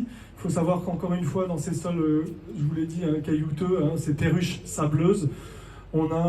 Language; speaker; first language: French; native; French